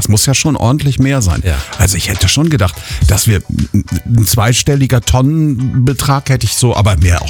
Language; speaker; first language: German; native; German